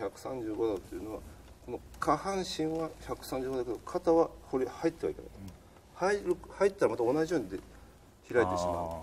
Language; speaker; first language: Japanese; native; Japanese